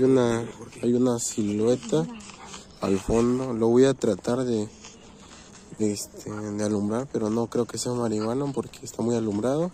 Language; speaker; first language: Spanish; native; Spanish